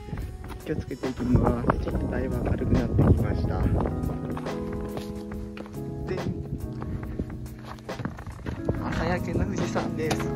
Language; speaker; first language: Japanese; native; Japanese